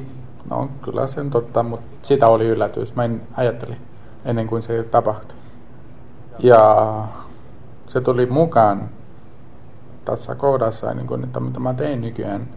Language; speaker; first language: Finnish; non-native, learner; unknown